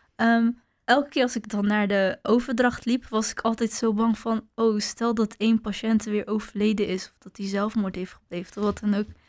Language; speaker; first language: Dutch; early bilingual, other home language; Arabic